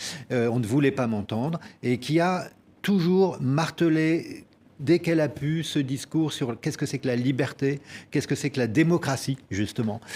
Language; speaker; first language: French; native; French